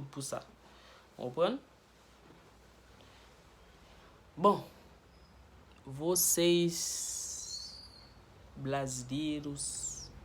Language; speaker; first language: Portuguese; non-native, learner; Haitian Creole